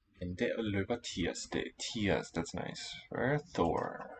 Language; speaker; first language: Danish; non-native, learner; English